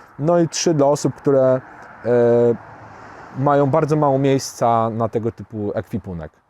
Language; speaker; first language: Polish; native; Polish